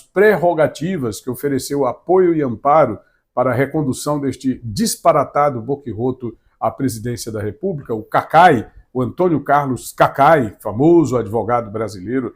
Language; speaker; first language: Portuguese; native; Portuguese